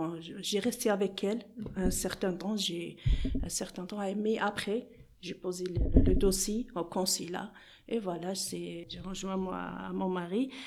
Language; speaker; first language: French; non-native, learner; Arabic